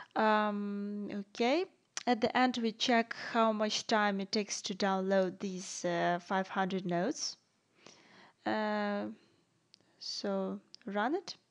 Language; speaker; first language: English; non-native, fluent; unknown